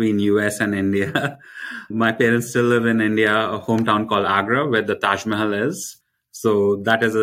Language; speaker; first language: English; non-native, local second language; Hindi